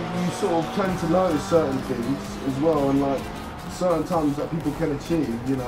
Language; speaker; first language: English; native; English